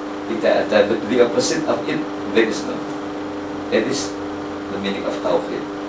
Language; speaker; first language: English; non-native, learner; Indonesian